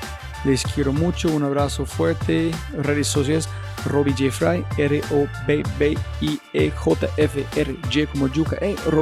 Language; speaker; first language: Spanish; non-native, fluent; English